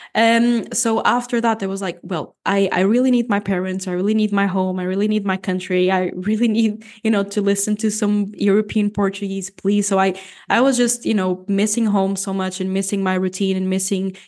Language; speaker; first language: English; non-native, fluent; Portuguese